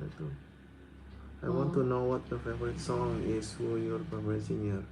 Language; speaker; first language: English; non-native, learner; Indonesian